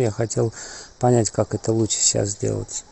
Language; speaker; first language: Russian; native; Russian